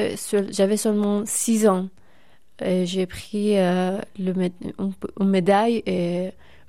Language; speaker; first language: French; non-native, fluent; Persian